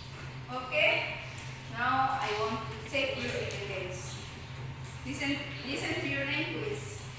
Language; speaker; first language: English; non-native, fluent; Indonesian